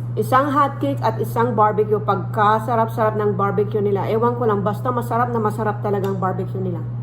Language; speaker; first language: Filipino; non-native, local second language; Waray